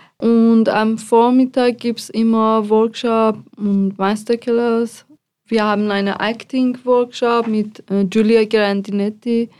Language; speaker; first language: German; non-native, fluent; Persian